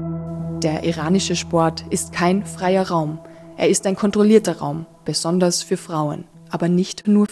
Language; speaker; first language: German; native; German